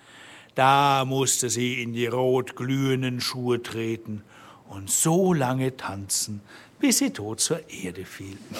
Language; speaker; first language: German; native; German